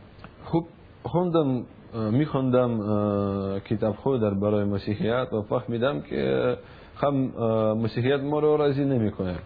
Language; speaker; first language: Persian; non-native, learner; Russian